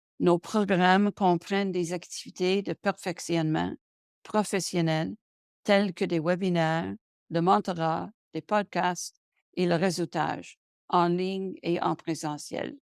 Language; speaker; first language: French; non-native, local second language; English